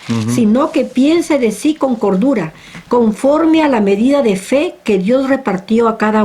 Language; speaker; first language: Spanish; native; Spanish